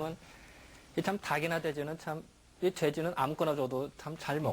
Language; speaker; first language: Korean; native; Korean